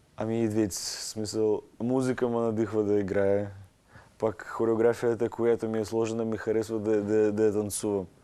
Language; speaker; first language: Bulgarian; non-native, fluent; Russian